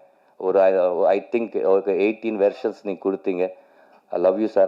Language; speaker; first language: Tamil; non-native, learner; Telugu